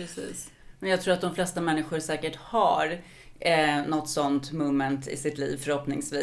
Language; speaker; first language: Swedish; native; Swedish